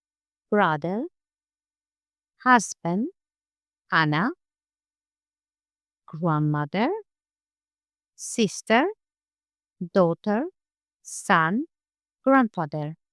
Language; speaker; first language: English; non-native, fluent; Polish